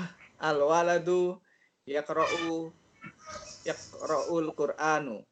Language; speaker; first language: Arabic; non-native, learner; Indonesian